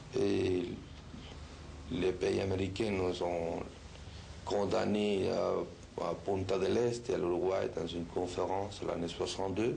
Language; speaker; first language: French; non-native, fluent; Spanish